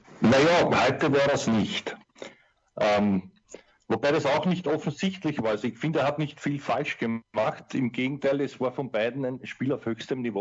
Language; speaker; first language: German; native; German